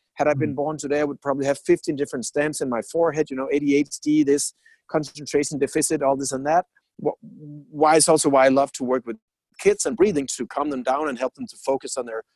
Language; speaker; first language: English; non-native, fluent; Danish